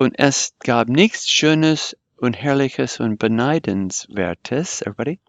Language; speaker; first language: German; non-native, fluent; English